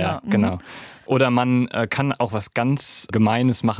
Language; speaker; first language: German; native; German